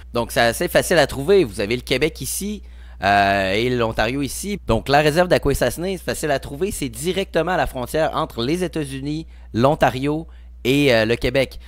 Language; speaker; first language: French; native; French